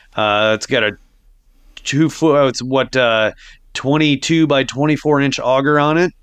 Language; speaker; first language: English; native; English